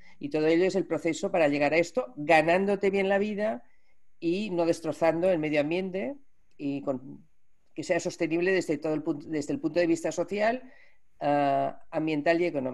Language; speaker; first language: Spanish; native; Spanish